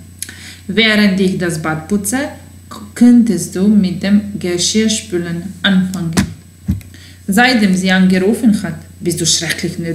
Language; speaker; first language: German; non-native, fluent; Serbian